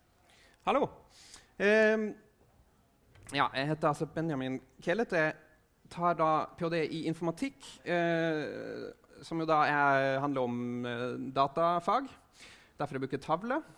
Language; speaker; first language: Norwegian; native; Norwegian